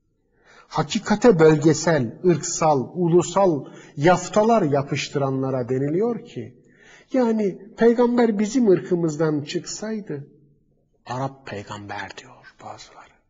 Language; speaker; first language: Turkish; native; Turkish